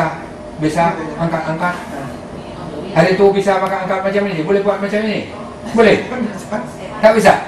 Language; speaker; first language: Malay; non-native, local second language; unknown